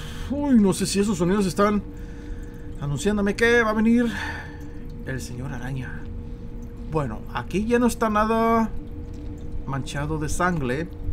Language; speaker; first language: Spanish; native; Spanish